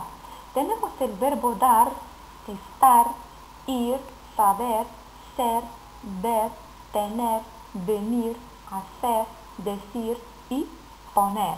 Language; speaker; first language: Spanish; non-native, fluent; Arabic